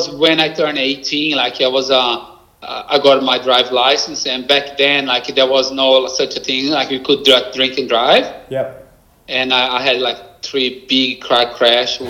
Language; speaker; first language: English; non-native, fluent; Portuguese